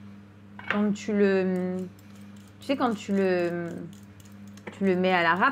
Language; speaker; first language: French; native; French